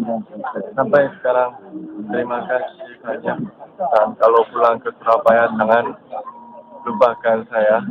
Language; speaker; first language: Indonesian; non-native, learner; Korean